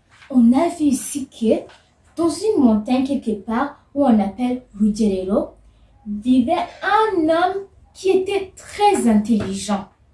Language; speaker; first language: French; non-native, local second language; Kinyarwanda